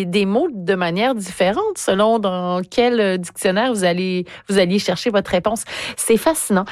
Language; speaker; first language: French; native; French